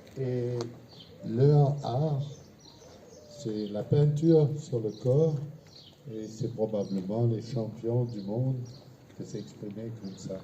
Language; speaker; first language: French; non-native, fluent; German